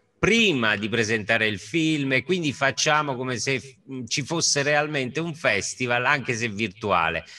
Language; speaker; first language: Italian; native; Italian